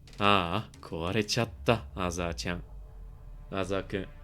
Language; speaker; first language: Japanese; non-native, learner; English